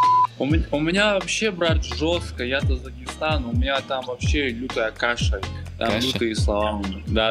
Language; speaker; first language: Russian; non-native, local second language; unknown